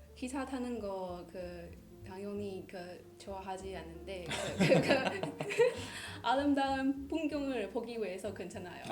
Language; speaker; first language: Korean; non-native, learner; Chinese